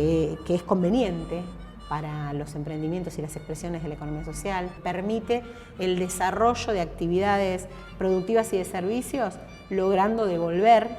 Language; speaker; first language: Spanish; native; Spanish